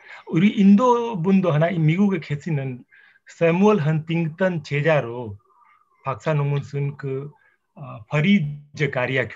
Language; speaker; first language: Korean; non-native, fluent; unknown